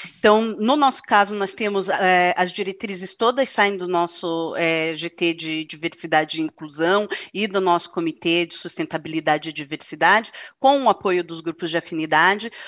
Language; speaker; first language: Portuguese; native; Portuguese